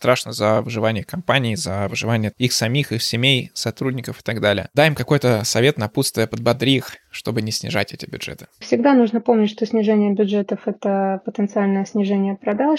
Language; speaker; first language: Russian; native; Russian